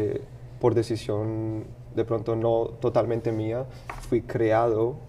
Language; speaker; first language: Spanish; early bilingual, heritage; Spanish